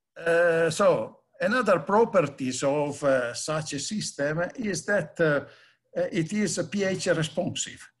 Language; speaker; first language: English; non-native, fluent; Italian